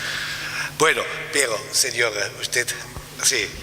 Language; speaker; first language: Spanish; non-native, fluent; German